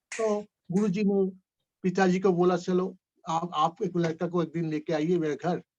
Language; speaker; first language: Hindi; non-native, local second language; Bangla